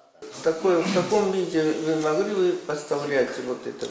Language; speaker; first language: Russian; non-native, fluent; Japanese